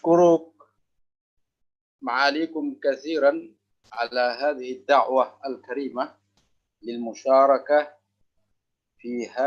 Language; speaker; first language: Arabic; non-native, local second language; Indonesian